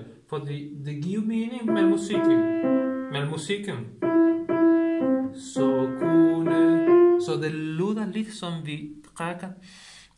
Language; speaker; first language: Danish; non-native, learner; Spanish